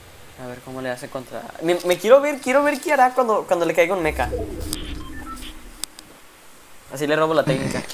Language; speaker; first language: Spanish; native; Spanish